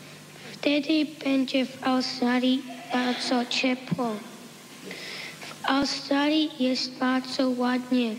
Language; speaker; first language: Polish; early bilingual, heritage; Polish